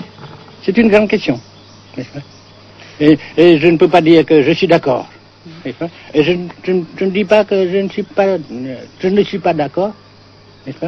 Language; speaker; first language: French; non-native, fluent; Vietnamese